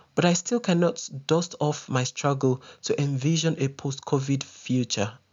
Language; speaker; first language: English; non-native, local second language; Yoruba